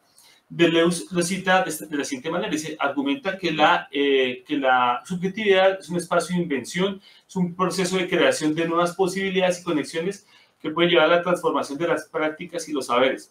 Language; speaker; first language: Spanish; native; Spanish